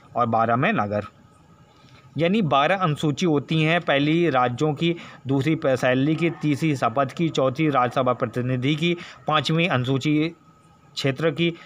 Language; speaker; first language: Hindi; native; Hindi